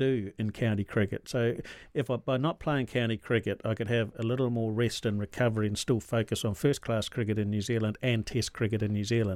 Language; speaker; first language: English; native; English